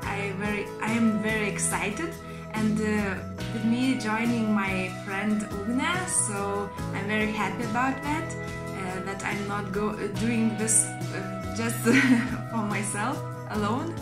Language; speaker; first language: English; non-native, learner; Lithuanian